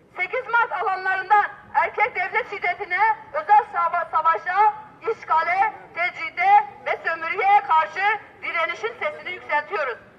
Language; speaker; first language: Turkish; non-native, local second language; Kurdish